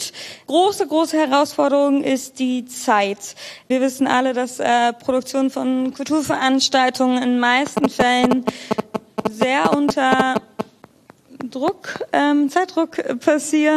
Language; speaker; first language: German; native; German